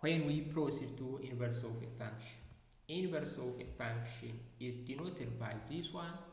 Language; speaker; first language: English; non-native, local second language; Amharic